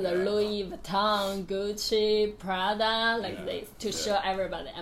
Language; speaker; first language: English; non-native, learner; Chinese